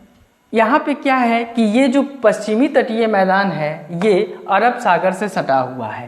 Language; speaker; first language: Hindi; native; Hindi